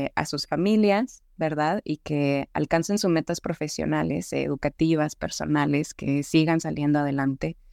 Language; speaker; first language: Spanish; native; Spanish